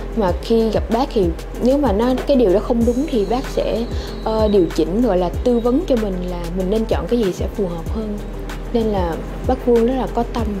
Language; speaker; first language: Vietnamese; native; Vietnamese